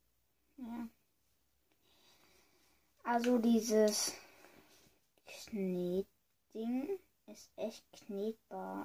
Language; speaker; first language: German; early bilingual, other home language; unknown